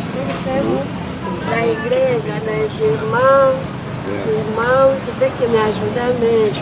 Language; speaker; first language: Portuguese; non-native, learner; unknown